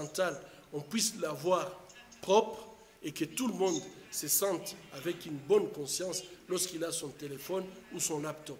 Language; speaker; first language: French; non-native, local second language; Swahili